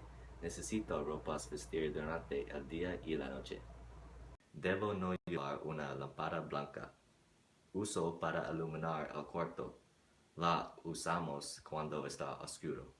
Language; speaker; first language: Spanish; non-native, learner; English